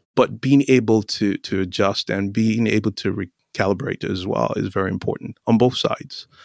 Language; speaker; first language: English; non-native, local second language; Yoruba